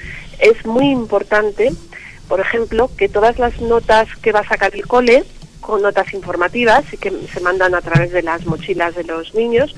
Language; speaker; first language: Spanish; native; Spanish